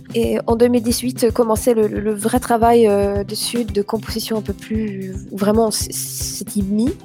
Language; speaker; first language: French; non-native, fluent; Swedish